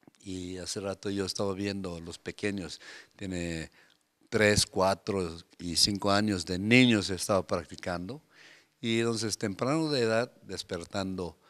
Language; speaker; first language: Spanish; non-native, fluent; Korean